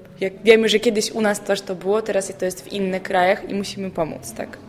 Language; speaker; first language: Polish; non-native, fluent; Belarusian